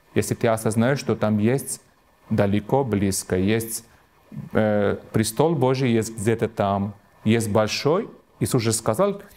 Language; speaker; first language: Russian; non-native, local second language; Armenian